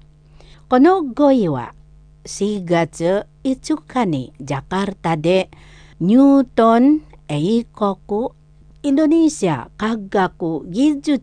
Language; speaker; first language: Japanese; non-native, learner; Indonesian